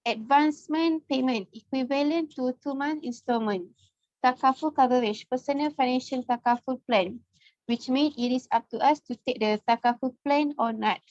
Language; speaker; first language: English; non-native, local second language; Malay